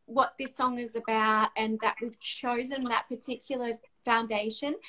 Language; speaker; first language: English; native; English